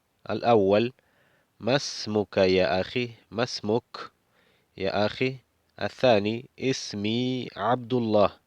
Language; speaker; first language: Arabic; non-native, fluent; Spanish